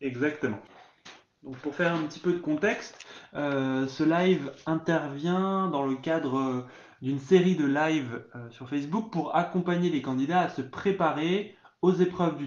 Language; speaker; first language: French; native; French